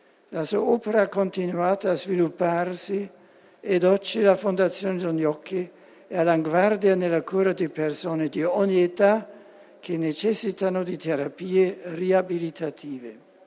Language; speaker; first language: Italian; non-native, fluent; German